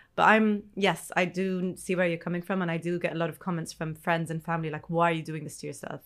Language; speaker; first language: English; non-native, fluent; Arabic